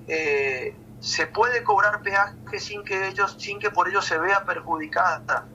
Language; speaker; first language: Spanish; native; Spanish